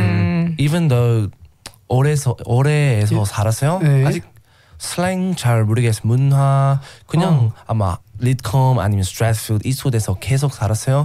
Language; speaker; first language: Korean; non-native, learner; English